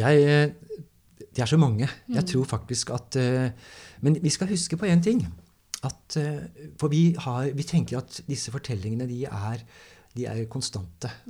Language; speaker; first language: Norwegian; native; Norwegian